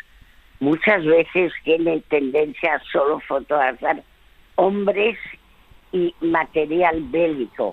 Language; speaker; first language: Spanish; early bilingual, other home language; French